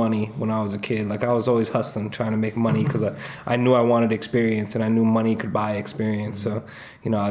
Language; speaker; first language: English; native; English